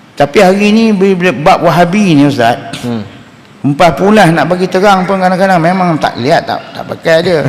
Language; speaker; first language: Malay; native; Malay